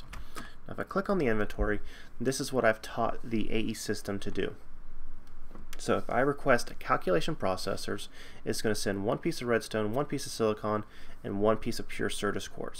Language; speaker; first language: English; native; English